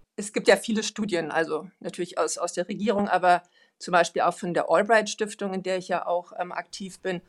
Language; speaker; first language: German; non-native, fluent; Swedish